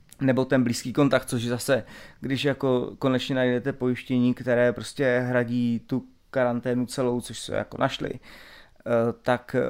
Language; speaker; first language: Czech; native; Czech